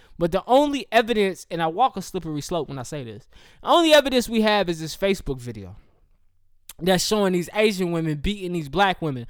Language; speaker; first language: English; native; English